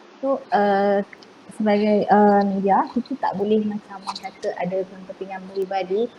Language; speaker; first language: Malay; native; Malay